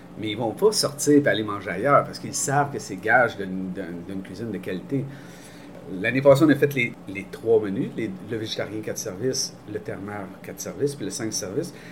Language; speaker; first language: French; native; French